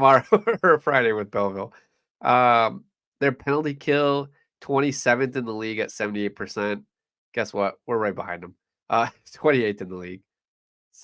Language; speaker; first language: English; native; English